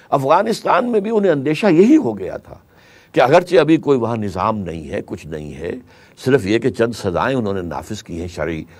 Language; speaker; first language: Urdu; native; Urdu